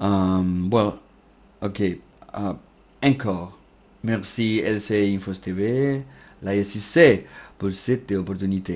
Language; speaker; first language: French; non-native, learner; Spanish